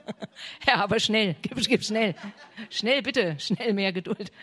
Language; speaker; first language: German; native; German